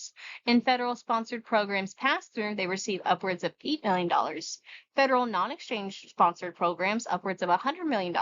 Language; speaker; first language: English; native; English